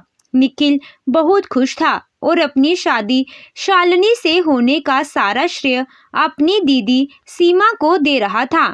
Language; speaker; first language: Hindi; native; Hindi